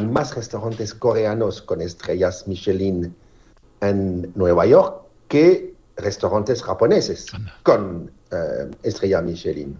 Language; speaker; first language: Spanish; non-native, fluent; French